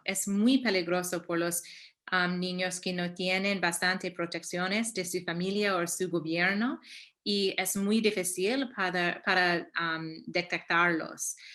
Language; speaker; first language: Spanish; early bilingual, heritage; Spanish